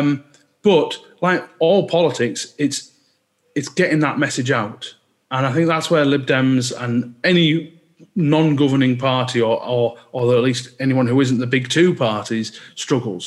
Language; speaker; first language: English; native; English